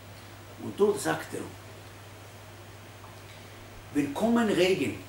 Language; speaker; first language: German; non-native, fluent; Hebrew